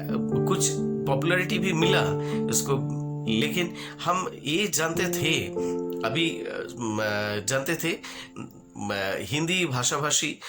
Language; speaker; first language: Hindi; non-native, local second language; Bangla